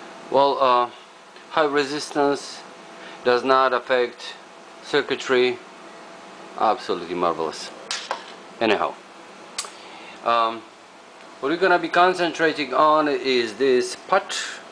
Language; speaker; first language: English; non-native, fluent; Polish